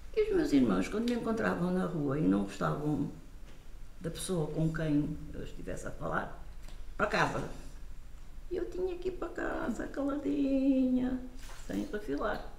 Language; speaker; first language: Portuguese; non-native, local second language; Kabuverdianu